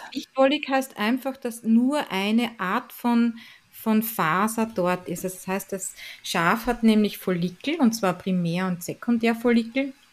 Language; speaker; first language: German; native; German